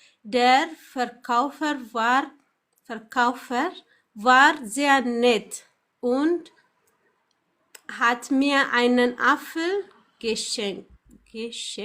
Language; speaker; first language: German; non-native, learner; Amharic